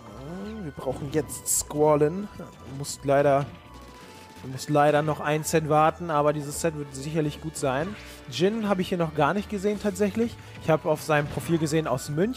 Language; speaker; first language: German; native; German